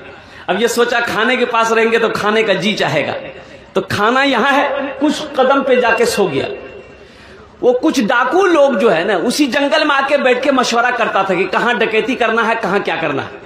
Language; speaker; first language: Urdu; non-native, local second language; Pashto